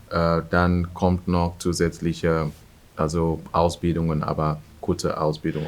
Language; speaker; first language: German; non-native, fluent; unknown